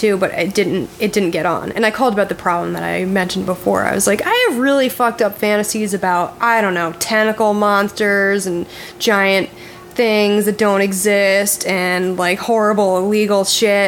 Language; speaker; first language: English; native; English